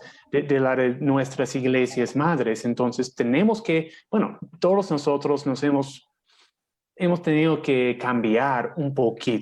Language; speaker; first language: Spanish; non-native, fluent; English